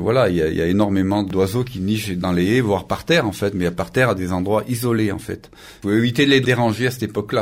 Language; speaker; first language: French; native; French